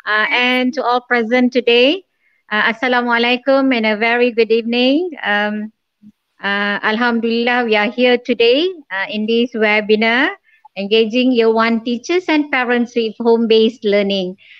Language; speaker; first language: English; non-native, local second language; Malay